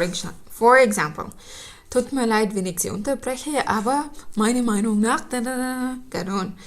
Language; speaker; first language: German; non-native, learner; Filipino